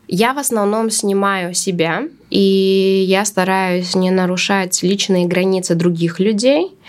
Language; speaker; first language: Russian; non-native, local second language; Latvian